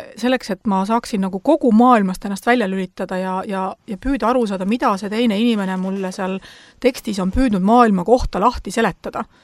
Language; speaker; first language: Estonian; native; Estonian